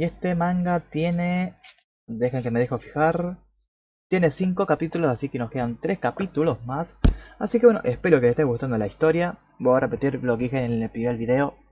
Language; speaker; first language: Spanish; native; Spanish